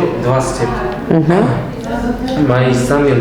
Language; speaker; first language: Russian; non-native, local second language; Kazakh